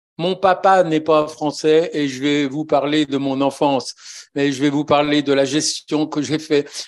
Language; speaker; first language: French; native; French